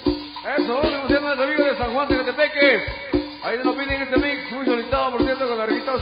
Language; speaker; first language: Spanish; native; Spanish